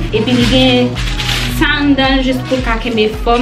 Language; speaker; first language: French; non-native, local second language; Haitian Creole